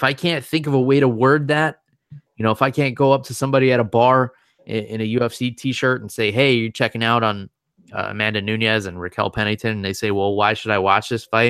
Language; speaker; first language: English; native; English